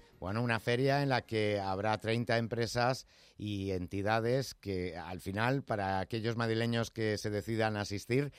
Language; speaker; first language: Spanish; native; Spanish